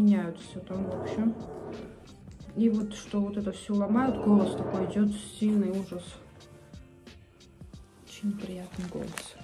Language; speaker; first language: Russian; native; Russian